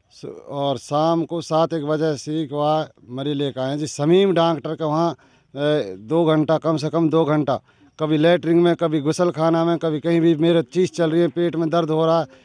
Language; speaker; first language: Hindi; native; Hindi